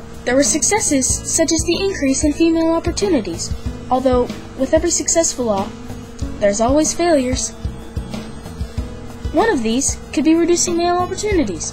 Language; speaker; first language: English; native; English